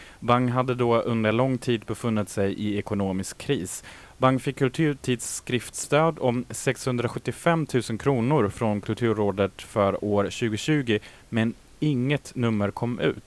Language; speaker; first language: Swedish; native; Swedish